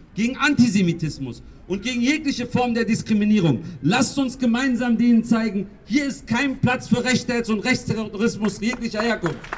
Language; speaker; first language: German; early bilingual, other home language; Kurdish